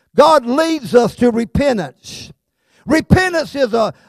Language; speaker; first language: English; native; English